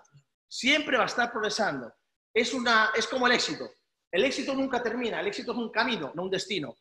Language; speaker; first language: Spanish; native; Spanish